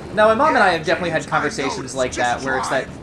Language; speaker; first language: English; native; English